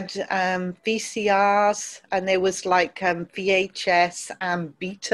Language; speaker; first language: English; native; English